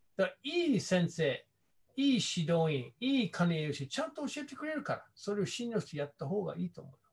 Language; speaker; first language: Japanese; non-native, fluent; English